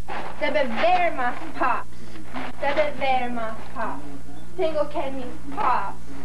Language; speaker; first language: Spanish; non-native, learner; English